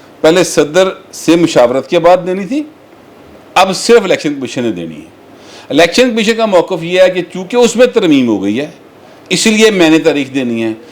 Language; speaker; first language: Urdu; non-native, local second language; Punjabi